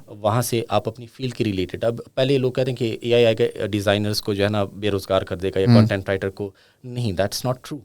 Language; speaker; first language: Urdu; non-native, local second language; Pashto